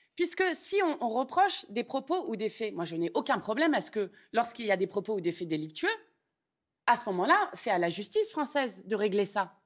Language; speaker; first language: French; native; French